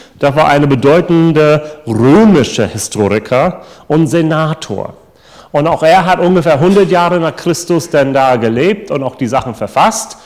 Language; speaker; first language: German; non-native, fluent; English